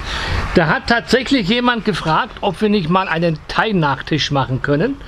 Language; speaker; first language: German; native; German